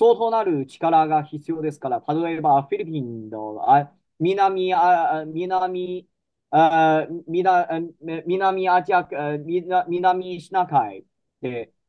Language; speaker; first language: Japanese; non-native, fluent; Chinese